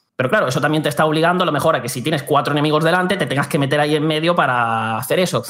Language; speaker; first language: Spanish; native; Spanish